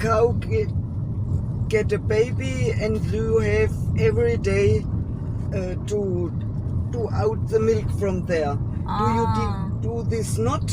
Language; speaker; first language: English; non-native, learner; German